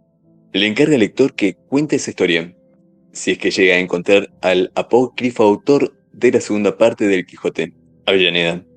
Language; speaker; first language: Spanish; native; Spanish